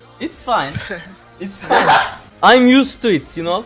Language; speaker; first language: English; non-native, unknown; Turkish